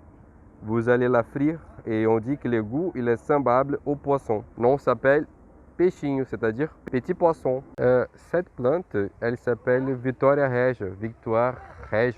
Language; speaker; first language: French; non-native, fluent; Portuguese